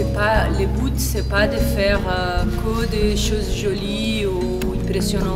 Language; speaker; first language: French; non-native, fluent; Portuguese